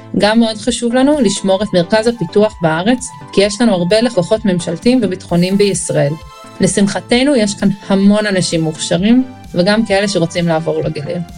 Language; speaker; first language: Hebrew; non-native, fluent; English